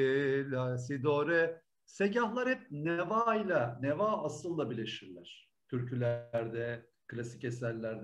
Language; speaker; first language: Turkish; native; Turkish